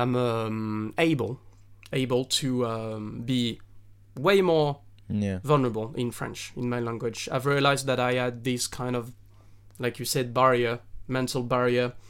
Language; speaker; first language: English; non-native, fluent; French